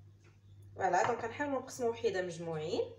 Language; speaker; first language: Arabic; native; Arabic